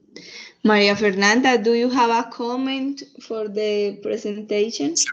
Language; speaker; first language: English; non-native, fluent; Spanish